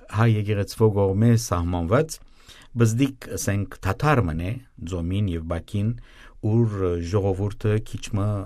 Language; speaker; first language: Armenian; native; Armenian